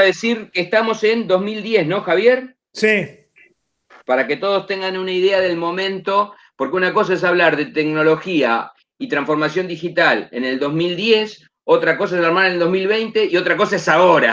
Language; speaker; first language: Spanish; native; Spanish